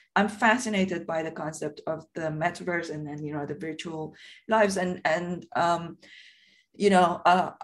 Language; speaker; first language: English; non-native, fluent; Persian